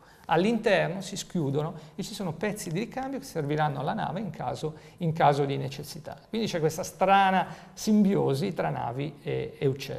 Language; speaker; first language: Italian; native; Italian